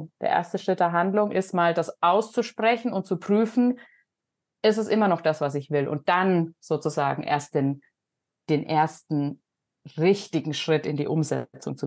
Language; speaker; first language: German; native; German